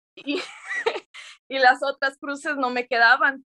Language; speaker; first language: Spanish; early bilingual, other home language; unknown